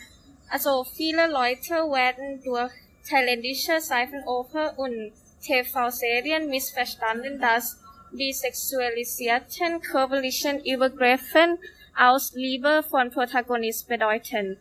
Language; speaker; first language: German; non-native, learner; Thai